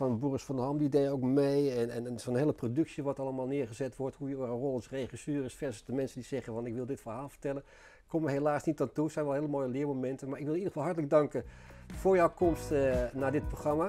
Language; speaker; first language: Dutch; native; Dutch